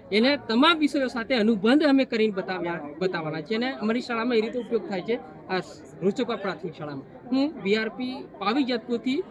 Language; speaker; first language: Gujarati; non-native, local second language; Rathawi